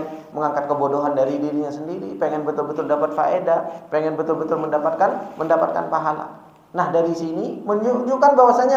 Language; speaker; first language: Indonesian; native; Indonesian